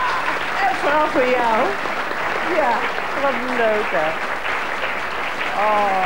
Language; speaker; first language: Dutch; native; Dutch